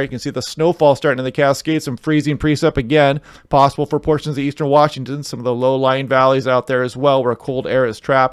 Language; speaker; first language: English; native; English